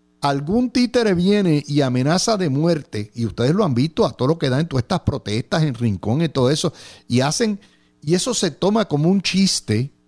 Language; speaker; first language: Spanish; native; Spanish